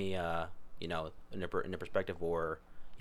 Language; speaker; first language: English; native; English